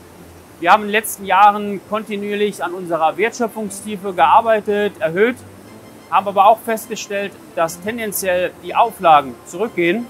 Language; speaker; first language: German; native; German